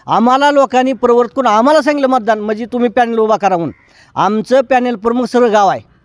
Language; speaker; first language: Marathi; native; Marathi